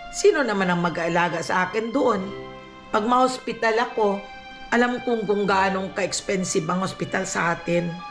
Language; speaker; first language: Filipino; non-native, local second language; Cebuano